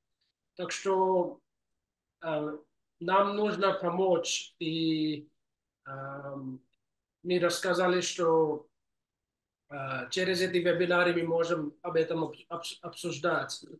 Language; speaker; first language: Russian; non-native, fluent; English